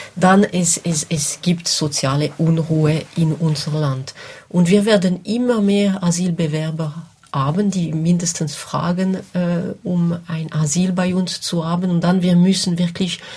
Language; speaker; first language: German; non-native, local second language; French